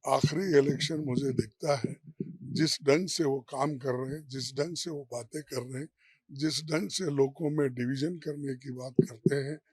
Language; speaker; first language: Hindi; non-native, local second language; Kannada